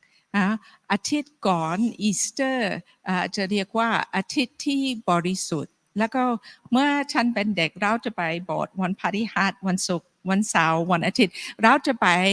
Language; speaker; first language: Thai; non-native, fluent; English